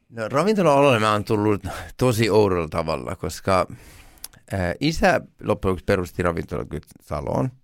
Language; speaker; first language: Finnish; early bilingual, other home language; Persian